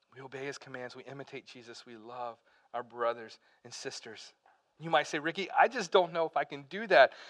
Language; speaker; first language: English; native; English